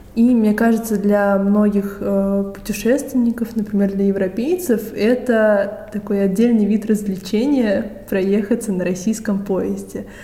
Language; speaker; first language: Russian; native; Russian